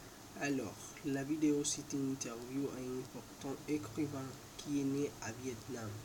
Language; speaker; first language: French; non-native, learner; Spanish